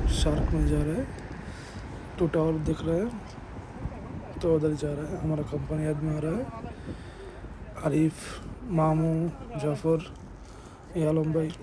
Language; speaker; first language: Hindi; non-native, learner; Bangla